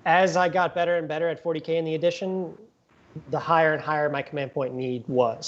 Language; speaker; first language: English; native; English